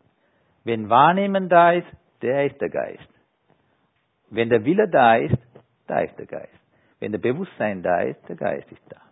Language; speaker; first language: German; non-native, fluent; Sinhala